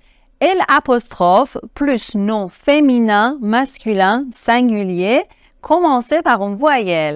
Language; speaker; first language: French; non-native, fluent; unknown